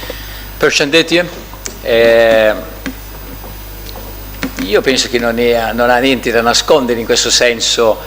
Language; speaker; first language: Italian; non-native, fluent; Portuguese